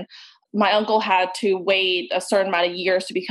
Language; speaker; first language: English; native; English